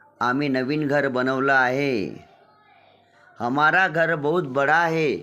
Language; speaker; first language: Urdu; non-native, local second language; Marathi